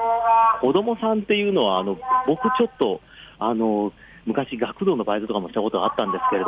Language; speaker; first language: Japanese; native; Japanese